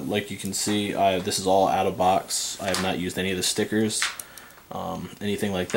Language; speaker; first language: English; native; English